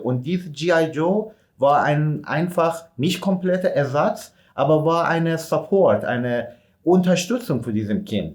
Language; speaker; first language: German; non-native, fluent; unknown